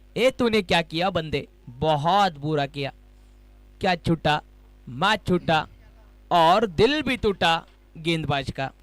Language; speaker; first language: Hindi; non-native, local second language; Marathi